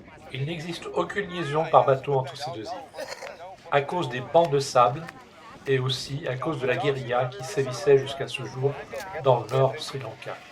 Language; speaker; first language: French; native; French